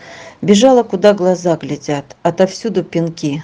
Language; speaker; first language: Russian; native; Russian